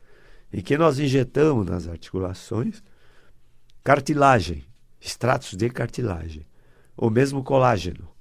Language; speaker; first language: Portuguese; native; Portuguese